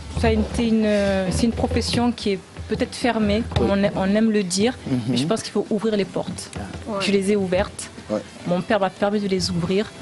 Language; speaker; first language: French; early bilingual, other home language; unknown